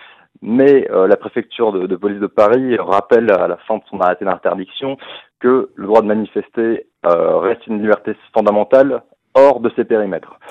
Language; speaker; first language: French; native; French